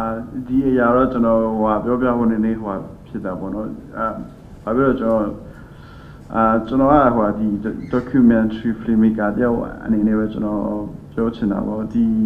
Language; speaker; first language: Burmese; non-native, local second language; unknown